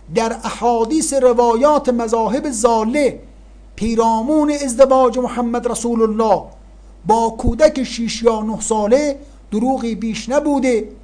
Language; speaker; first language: Persian; native; Persian